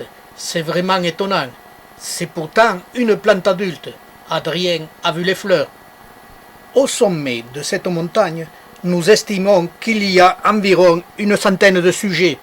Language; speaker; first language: French; native; French